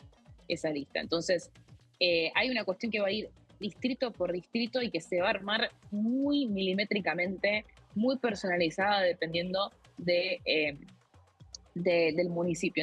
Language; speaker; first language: Spanish; native; Spanish